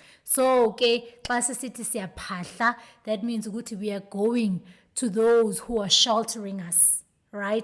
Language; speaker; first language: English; non-native, local second language; Zulu